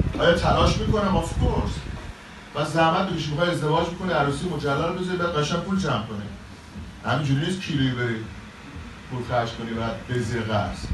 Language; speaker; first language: Persian; native; Persian